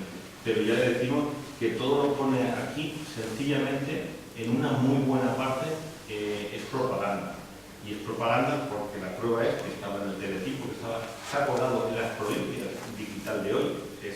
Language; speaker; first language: Spanish; native; Spanish